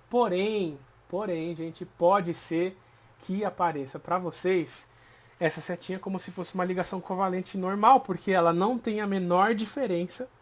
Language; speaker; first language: Portuguese; native; Portuguese